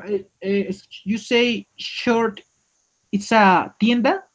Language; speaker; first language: English; non-native, learner; Spanish